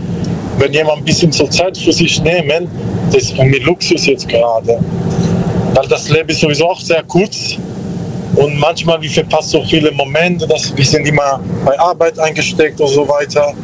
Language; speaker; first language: German; non-native, learner; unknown